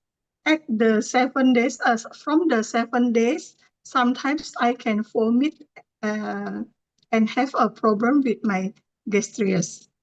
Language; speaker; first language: English; non-native, learner; Thai